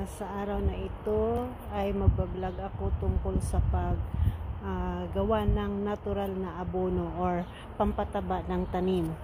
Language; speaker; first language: Filipino; non-native, local second language; Cebuano